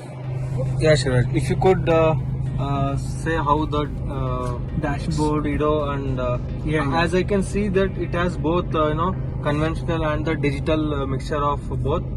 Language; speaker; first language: English; non-native, local second language; Kannada